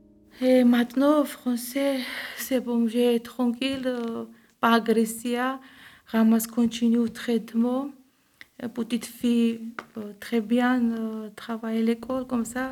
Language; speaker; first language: French; non-native, learner; Georgian